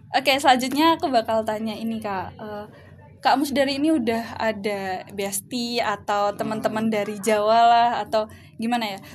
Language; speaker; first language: Indonesian; native; Indonesian